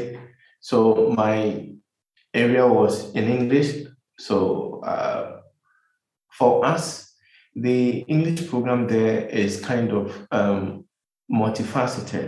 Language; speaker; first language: English; non-native, local second language; Akan